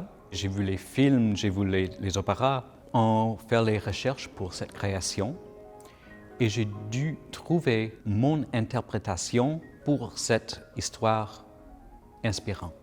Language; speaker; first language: French; non-native, local second language; English